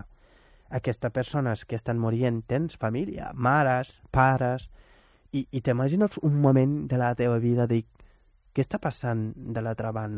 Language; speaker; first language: Catalan; non-native, fluent; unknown